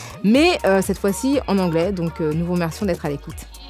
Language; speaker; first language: French; native; French